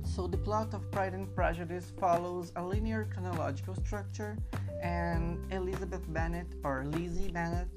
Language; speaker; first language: English; non-native, fluent; Portuguese